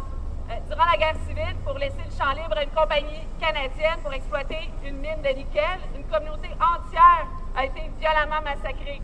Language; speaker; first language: French; native; French